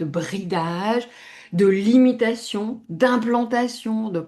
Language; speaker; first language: French; native; French